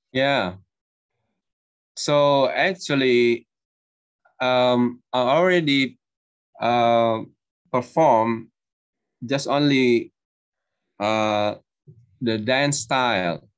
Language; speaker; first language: English; non-native, learner; Indonesian